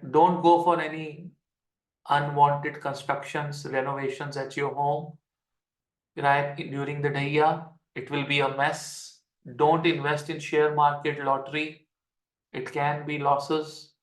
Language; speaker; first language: English; non-native, local second language; Hindi